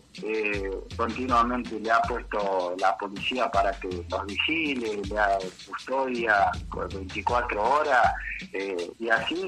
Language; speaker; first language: Spanish; native; Spanish